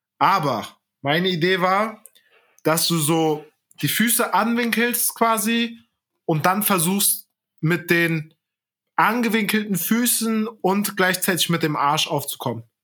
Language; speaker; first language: German; early bilingual, other home language; Turkish